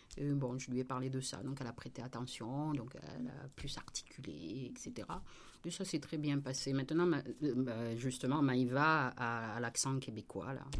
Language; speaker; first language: French; native; French